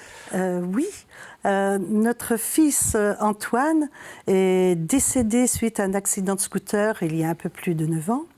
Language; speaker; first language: French; native; French